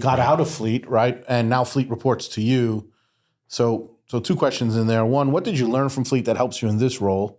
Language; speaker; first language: English; native; English